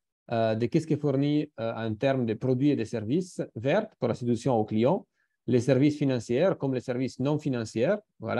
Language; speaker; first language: French; non-native, fluent; Italian